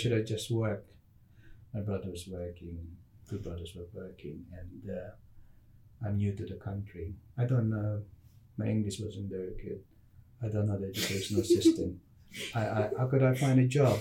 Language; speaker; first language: English; non-native, local second language; Filipino